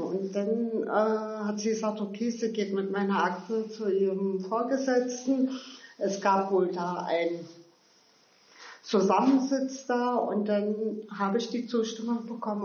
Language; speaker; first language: German; early bilingual, other home language; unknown